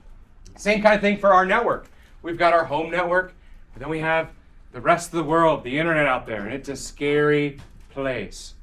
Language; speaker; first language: English; native; English